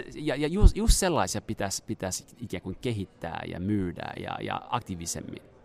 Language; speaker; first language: Finnish; non-native, fluent; French